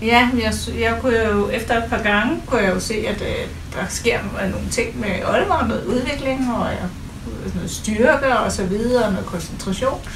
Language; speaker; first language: Danish; native; Danish